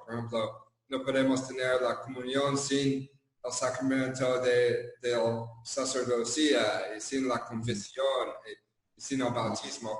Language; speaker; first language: Spanish; non-native, fluent; English